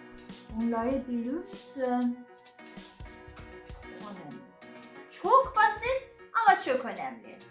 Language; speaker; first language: Turkish; non-native, learner; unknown